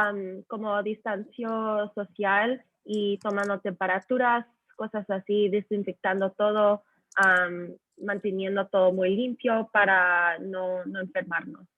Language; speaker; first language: Spanish; early bilingual, heritage; Spanish